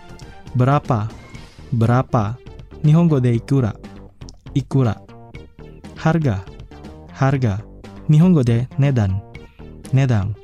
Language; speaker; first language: Japanese; non-native, fluent; Indonesian